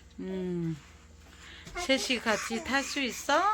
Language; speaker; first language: Korean; non-native, fluent; Thai